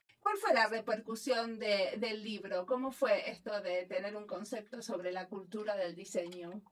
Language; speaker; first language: Spanish; native; Spanish